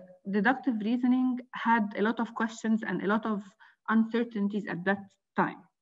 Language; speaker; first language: English; non-native, fluent; Arabic